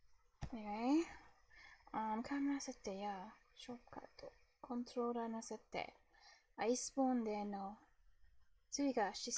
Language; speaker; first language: Japanese; non-native, learner; English